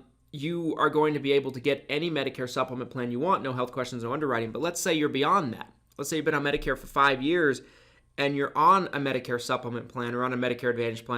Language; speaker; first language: English; native; English